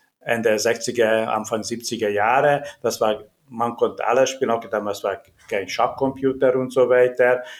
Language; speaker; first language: German; non-native, learner; Hungarian